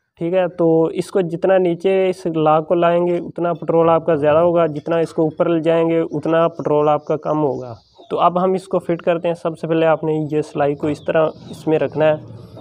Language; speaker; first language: Urdu; non-native, local second language; Punjabi